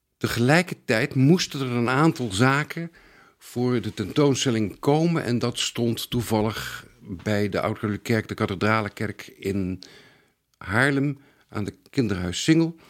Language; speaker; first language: Dutch; native; Dutch